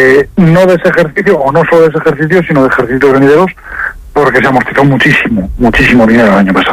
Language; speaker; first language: Spanish; native; Spanish